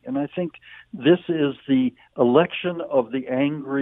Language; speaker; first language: English; native; English